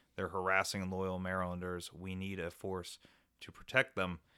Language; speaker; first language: English; native; English